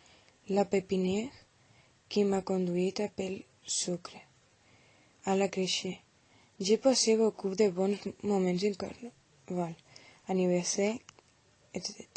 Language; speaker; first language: French; non-native, learner; Catalan